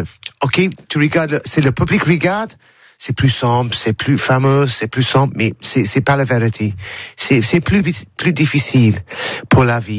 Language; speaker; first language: French; non-native, learner; English